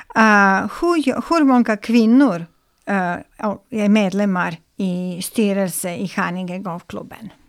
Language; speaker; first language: Swedish; non-native, fluent; Serbian